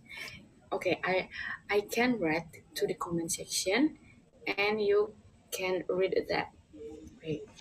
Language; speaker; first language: English; non-native, learner; Indonesian